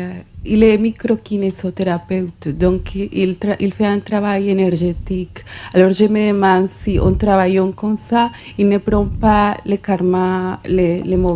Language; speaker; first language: French; non-native, fluent; Spanish